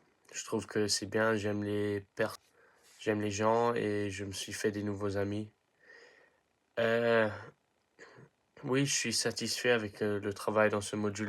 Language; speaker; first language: French; early bilingual, heritage; English